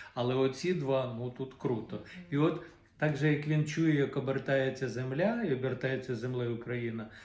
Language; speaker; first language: Ukrainian; non-native, local second language; Russian